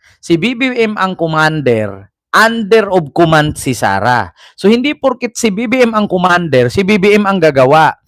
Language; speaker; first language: Filipino; native; Filipino